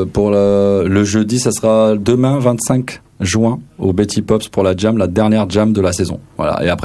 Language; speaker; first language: French; non-native, local second language; Arabic